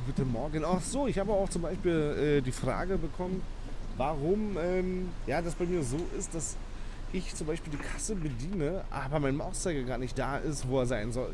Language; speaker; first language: German; native; German